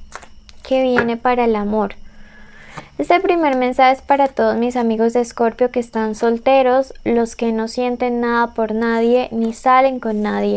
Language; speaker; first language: Spanish; native; Spanish